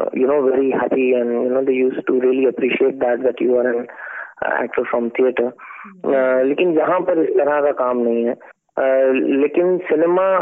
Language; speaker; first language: Hindi; native; Hindi